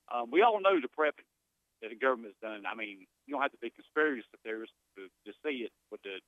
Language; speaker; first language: English; native; English